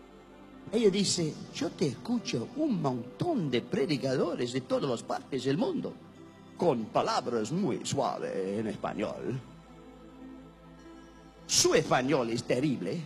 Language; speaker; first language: Spanish; non-native, learner; English